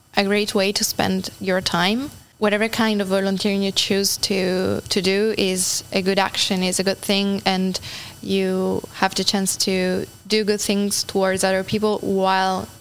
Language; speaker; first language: English; non-native, fluent; Italian